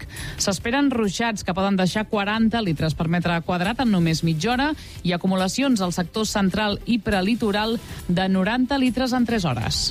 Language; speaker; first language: Catalan; native; Catalan